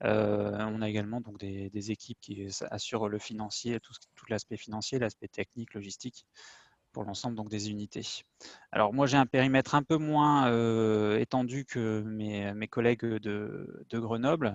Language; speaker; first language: French; native; French